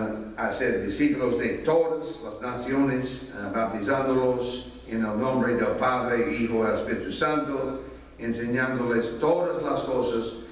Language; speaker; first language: Spanish; non-native, fluent; English